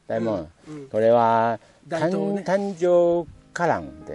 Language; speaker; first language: Japanese; non-native, learner; Chinese